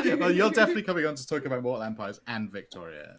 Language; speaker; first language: English; native; English